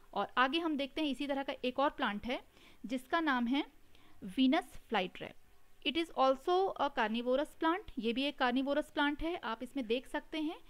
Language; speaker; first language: Hindi; native; Hindi